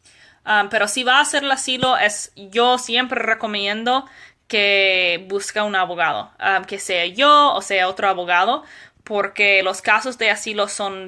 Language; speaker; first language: Spanish; non-native, fluent; English